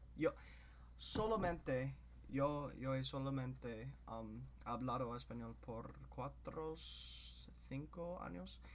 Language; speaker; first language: Spanish; non-native, learner; English